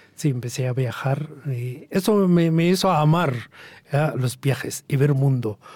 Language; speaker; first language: Spanish; non-native, fluent; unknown